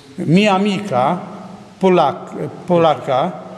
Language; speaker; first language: Italian; non-native, learner; Polish